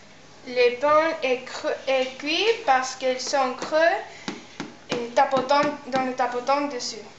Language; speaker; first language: French; non-native, learner; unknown